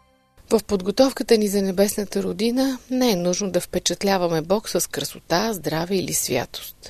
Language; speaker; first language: Bulgarian; native; Bulgarian